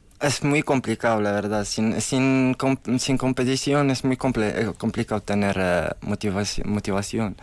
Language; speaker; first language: Spanish; non-native, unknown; Arabic